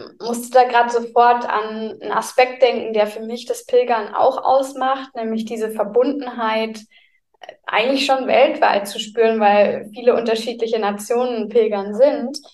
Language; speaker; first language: German; native; German